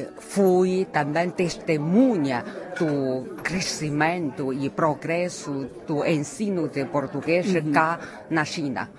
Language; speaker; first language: Portuguese; non-native, fluent; Chinese